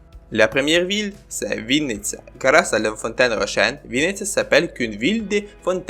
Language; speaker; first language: French; non-native, learner; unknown